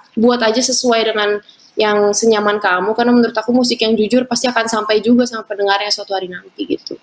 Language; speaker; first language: Indonesian; native; Indonesian